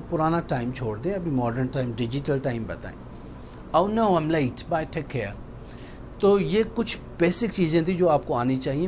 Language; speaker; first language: Urdu; native; Urdu